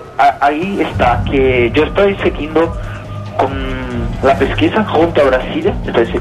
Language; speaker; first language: Spanish; non-native, learner; Portuguese